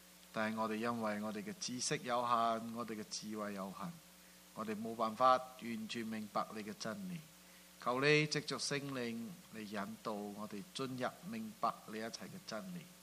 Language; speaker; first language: Cantonese; non-native, fluent; Min Nan Chinese